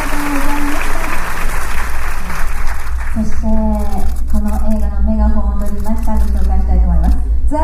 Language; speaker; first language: Japanese; native; Japanese